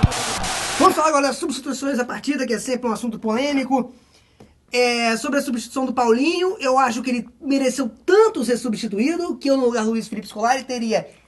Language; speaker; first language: Portuguese; native; Portuguese